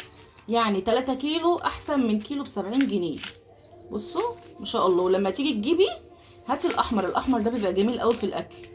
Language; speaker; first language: Arabic; native; Arabic